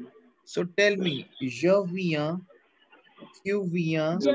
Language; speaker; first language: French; non-native, fluent; Hindi